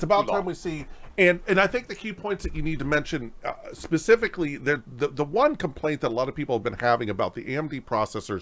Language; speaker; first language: English; native; English